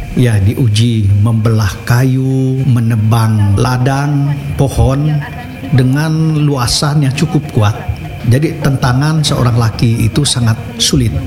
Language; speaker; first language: Indonesian; non-native, local second language; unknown